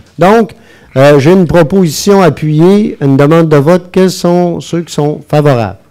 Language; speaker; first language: French; native; French